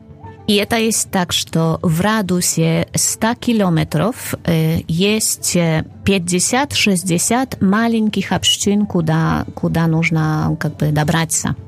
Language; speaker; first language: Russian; non-native, fluent; Polish